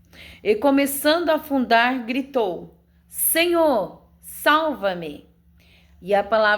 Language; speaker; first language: Portuguese; native; Portuguese